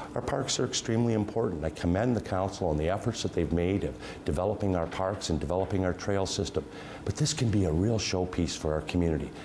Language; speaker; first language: English; native; English